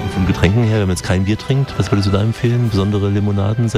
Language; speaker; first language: German; native; German